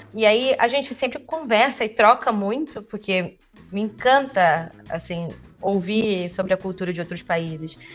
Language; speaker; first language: Portuguese; native; Portuguese